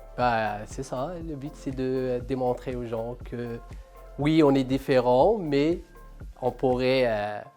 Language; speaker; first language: French; non-native, local second language; Arabic